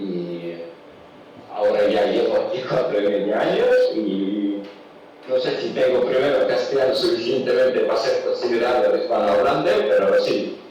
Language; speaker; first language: Spanish; non-native, learner; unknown